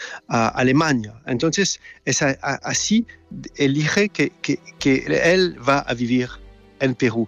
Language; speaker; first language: Spanish; non-native, fluent; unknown